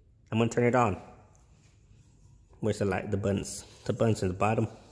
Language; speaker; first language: English; early bilingual, other home language; Spanish